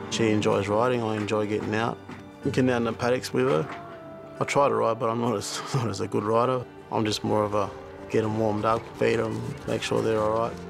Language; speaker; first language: English; native; English